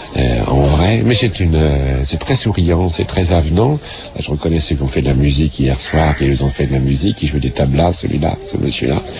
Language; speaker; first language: French; native; French